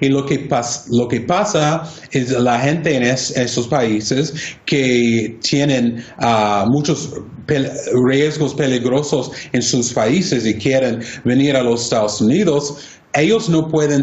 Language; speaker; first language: Spanish; non-native, fluent; English